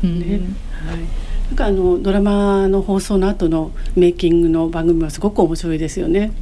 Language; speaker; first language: Japanese; native; Japanese